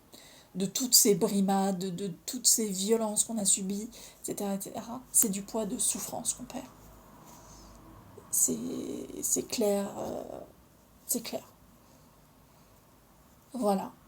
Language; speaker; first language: French; native; French